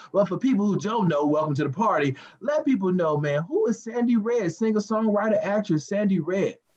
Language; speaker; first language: English; native; English